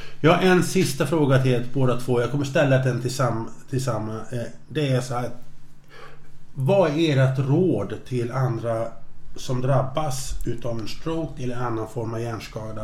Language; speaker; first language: Swedish; native; Swedish